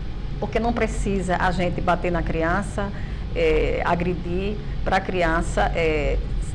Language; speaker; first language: Portuguese; native; Portuguese